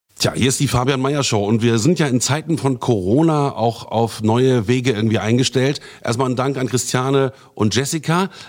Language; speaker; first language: German; native; German